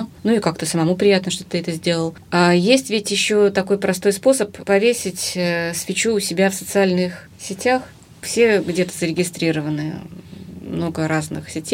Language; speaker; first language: Russian; native; Russian